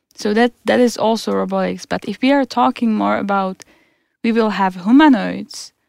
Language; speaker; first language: English; non-native, fluent; Czech